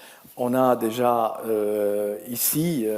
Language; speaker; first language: French; non-native, fluent; Spanish